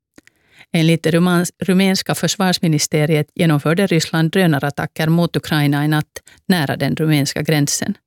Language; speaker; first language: Swedish; native; Swedish